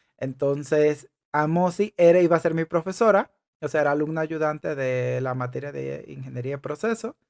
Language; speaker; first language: Spanish; native; Spanish